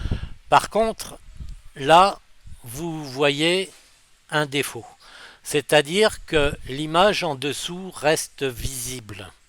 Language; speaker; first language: French; native; French